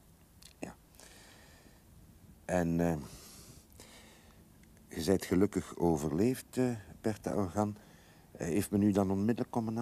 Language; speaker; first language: Dutch; native; Dutch